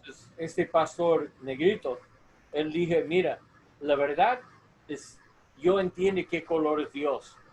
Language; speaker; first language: Spanish; non-native, learner; English